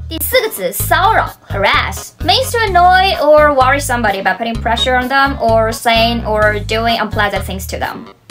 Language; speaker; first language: English; non-native, fluent; Chinese